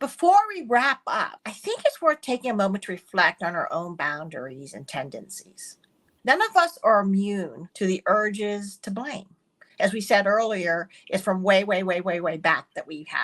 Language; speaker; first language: English; early bilingual, other home language; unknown